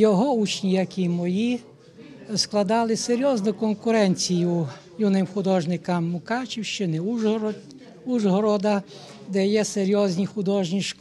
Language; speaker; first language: Ukrainian; native; Ukrainian